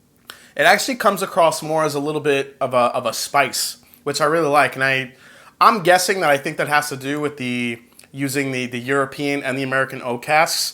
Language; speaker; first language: English; native; English